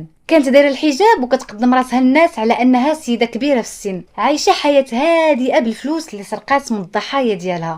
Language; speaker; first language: Arabic; native; Arabic